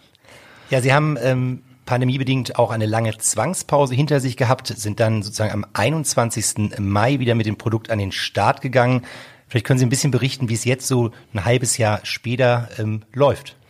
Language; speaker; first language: German; native; German